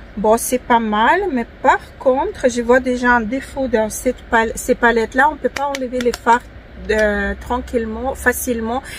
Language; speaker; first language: French; non-native, fluent; Ukrainian